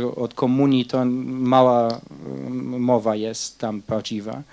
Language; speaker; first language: Polish; non-native, fluent; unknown